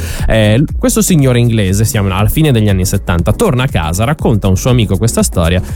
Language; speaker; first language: Italian; native; Italian